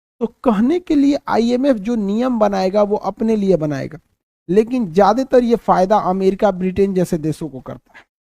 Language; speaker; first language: Hindi; native; Hindi